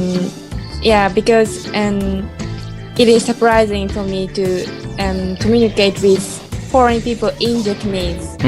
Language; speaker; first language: English; non-native, learner; Japanese